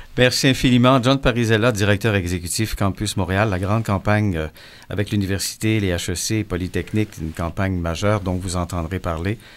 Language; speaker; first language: French; native; French